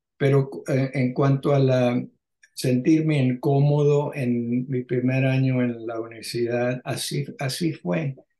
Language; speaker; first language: Spanish; early bilingual, heritage; Spanish